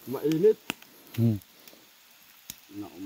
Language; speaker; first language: Filipino; non-native, local second language; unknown